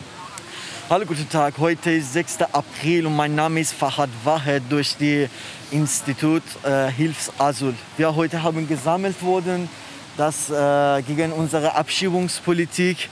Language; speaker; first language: German; non-native, learner; Persian